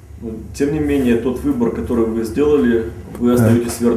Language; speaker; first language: Russian; native; Russian